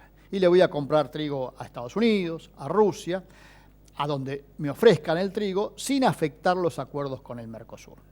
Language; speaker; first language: Spanish; native; Spanish